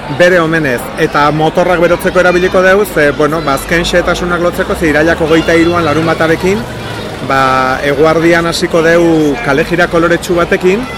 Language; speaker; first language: Basque; native; Basque